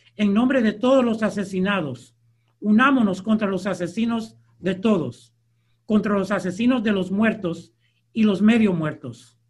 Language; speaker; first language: Spanish; early bilingual, heritage; Spanish